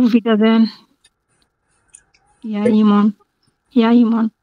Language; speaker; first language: German; non-native, learner; Bangla